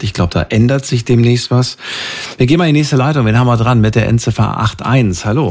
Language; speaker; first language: German; native; German